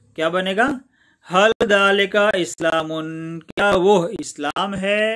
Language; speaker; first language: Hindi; non-native, local second language; Gujarati